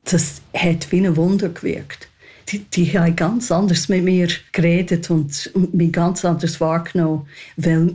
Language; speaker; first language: German; non-native, fluent; English